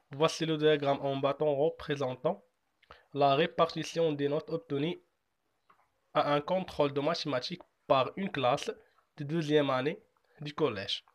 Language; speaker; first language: French; non-native, local second language; Arabic